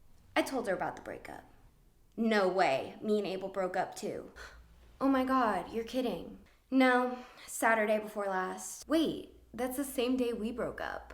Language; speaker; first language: English; native; English